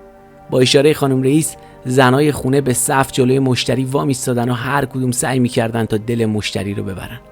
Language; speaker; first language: Persian; native; Persian